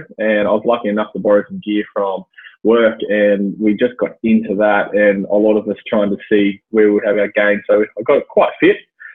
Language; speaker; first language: English; native; English